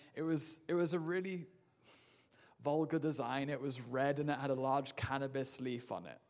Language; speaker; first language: English; native; English